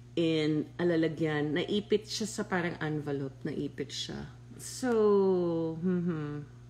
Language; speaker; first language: Filipino; native; Filipino